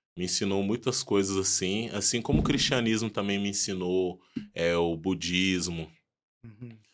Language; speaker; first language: Portuguese; early bilingual, other home language; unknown